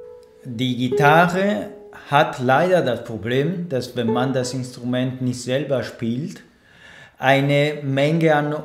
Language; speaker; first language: German; non-native, fluent; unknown